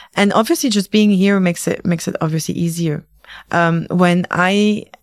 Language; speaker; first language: English; native; English